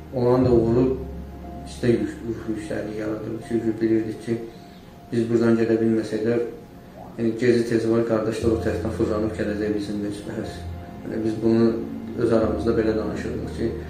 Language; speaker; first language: Azerbaijani; native; Azerbaijani